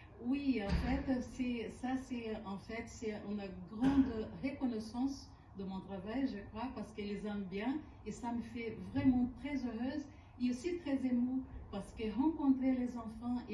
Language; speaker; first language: French; non-native, fluent; Portuguese